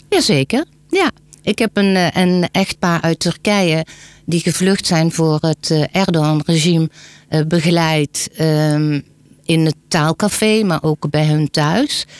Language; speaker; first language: Dutch; native; Dutch